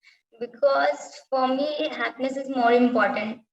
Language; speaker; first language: English; non-native, learner; Hindi